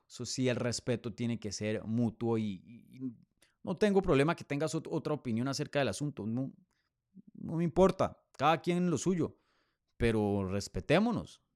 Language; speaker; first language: Spanish; native; Spanish